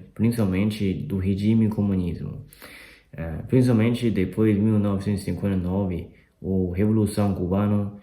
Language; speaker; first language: Portuguese; non-native, fluent; Chinese